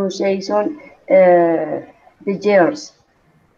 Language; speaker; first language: English; non-native, learner; Spanish